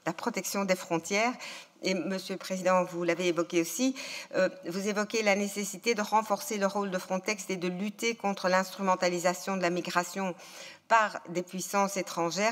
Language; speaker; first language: French; native; French